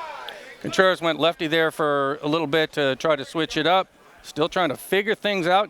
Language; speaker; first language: English; native; English